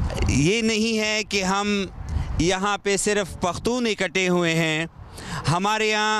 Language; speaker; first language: Hindi; non-native, local second language; Pashto